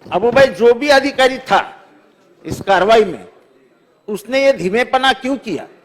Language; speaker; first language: Hindi; non-native, local second language; Marathi